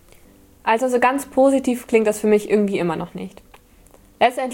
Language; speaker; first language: German; native; German